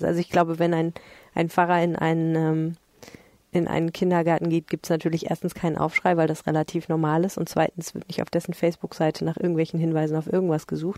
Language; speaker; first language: German; native; German